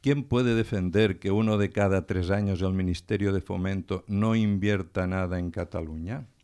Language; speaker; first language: Spanish; non-native, local second language; Catalan